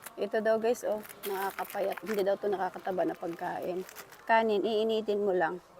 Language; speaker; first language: Filipino; native; Filipino